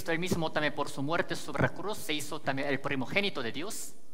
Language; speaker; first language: Spanish; native; Spanish